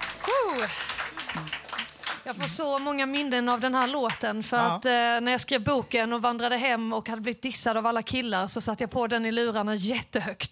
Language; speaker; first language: Swedish; native; Swedish